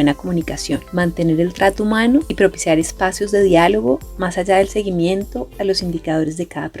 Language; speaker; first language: Spanish; native; Spanish